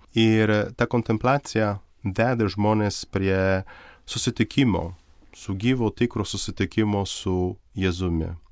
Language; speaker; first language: Lithuanian; non-native, local second language; Polish